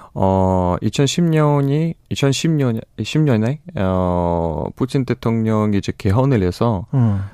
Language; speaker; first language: Korean; non-native, fluent; Russian